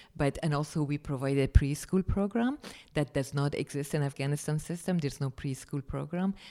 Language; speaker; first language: English; non-native, fluent; Persian